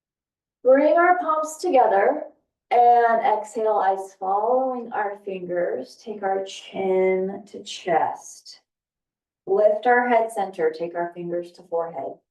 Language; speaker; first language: English; native; English